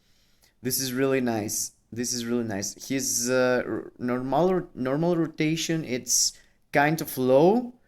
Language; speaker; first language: English; non-native, fluent; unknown